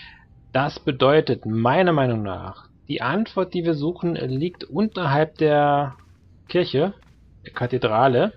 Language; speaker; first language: German; native; German